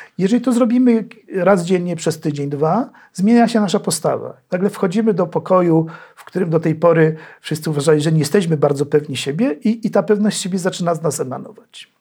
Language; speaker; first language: Polish; native; Polish